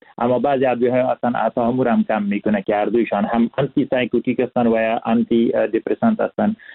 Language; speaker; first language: Persian; native; Persian